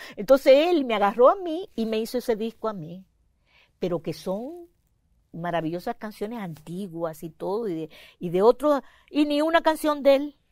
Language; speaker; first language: Spanish; native; Spanish